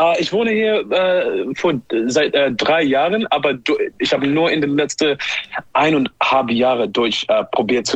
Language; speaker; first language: German; non-native, learner; English